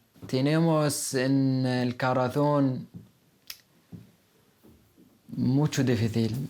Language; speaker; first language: Spanish; non-native, learner; Arabic